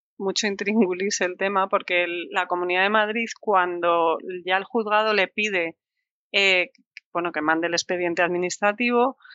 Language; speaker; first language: Spanish; native; Spanish